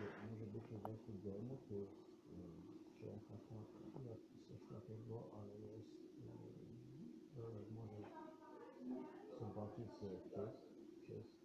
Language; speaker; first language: Polish; non-native, learner; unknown